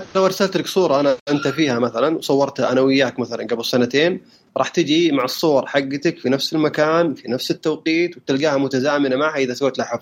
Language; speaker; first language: Arabic; native; Arabic